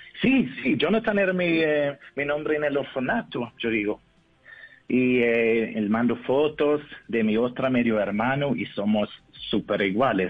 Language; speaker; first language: Spanish; non-native, learner; Norwegian